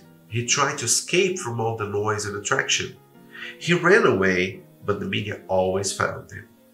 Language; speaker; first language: English; non-native, fluent; Portuguese